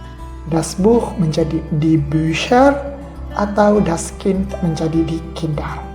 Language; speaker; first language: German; non-native, fluent; Indonesian